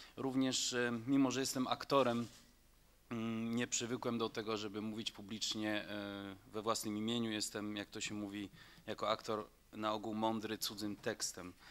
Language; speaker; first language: Polish; non-native, fluent; Dutch